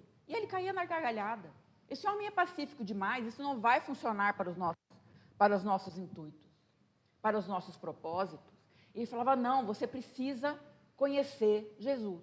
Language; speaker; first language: Portuguese; native; Portuguese